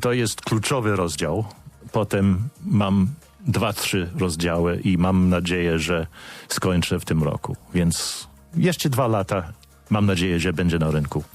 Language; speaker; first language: Polish; non-native, fluent; English